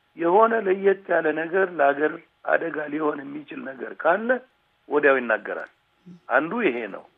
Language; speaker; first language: Amharic; non-native, local second language; Tigrinya